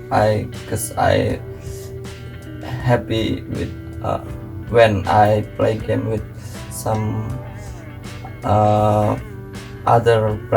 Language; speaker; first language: English; non-native, learner; Indonesian